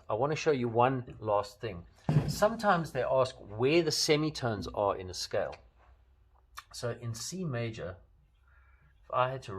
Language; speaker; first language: English; native; English